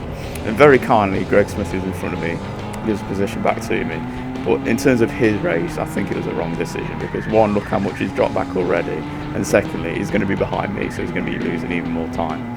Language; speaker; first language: English; native; English